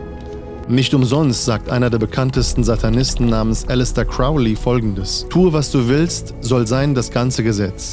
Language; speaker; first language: German; native; German